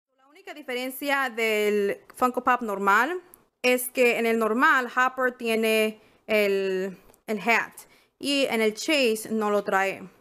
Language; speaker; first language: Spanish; early bilingual, heritage; Spanish